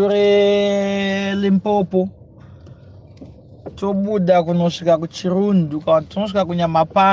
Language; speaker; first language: English; non-native, local second language; Shona